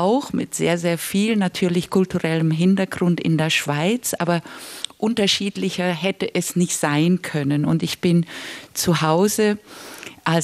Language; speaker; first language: German; native; German